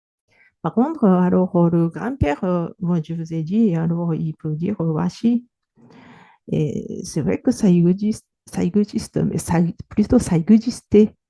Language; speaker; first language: French; non-native, fluent; Japanese